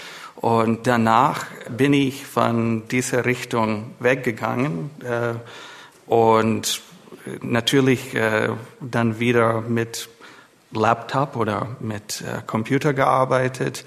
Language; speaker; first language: German; non-native, fluent; English